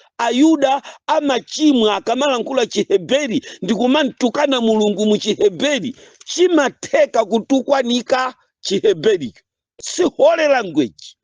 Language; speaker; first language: Nyanja; non-native, local second language; Yao